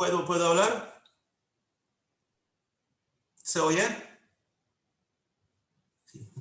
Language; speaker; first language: Spanish; non-native, fluent; Polish